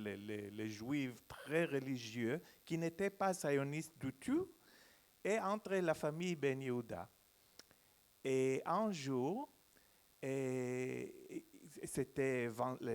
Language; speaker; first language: French; non-native, learner; Hebrew